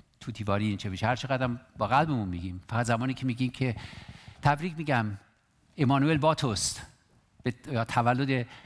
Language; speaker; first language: Persian; non-native, local second language; Armenian